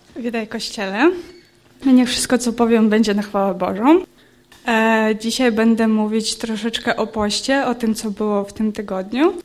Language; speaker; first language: Polish; non-native, fluent; Ukrainian